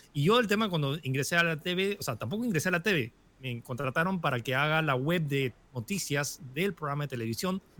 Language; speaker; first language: Spanish; early bilingual, other home language; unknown